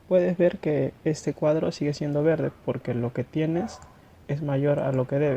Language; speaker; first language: Spanish; native; Spanish